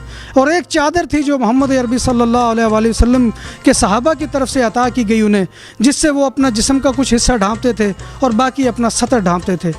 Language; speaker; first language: Urdu; native; Urdu